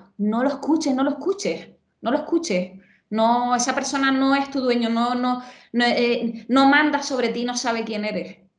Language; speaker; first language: Spanish; native; Spanish